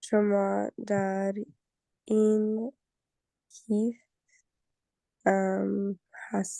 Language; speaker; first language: Persian; non-native, learner; English